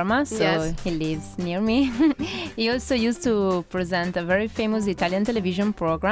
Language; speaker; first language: English; non-native, fluent; Italian